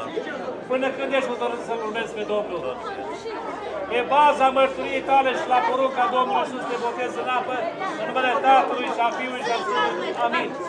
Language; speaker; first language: Romanian; native; Romanian